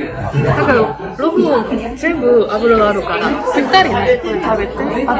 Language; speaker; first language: Japanese; non-native, learner; Korean